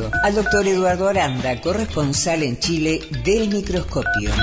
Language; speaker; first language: Spanish; native; Spanish